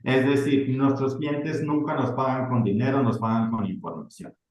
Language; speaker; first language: Spanish; early bilingual, heritage; Spanish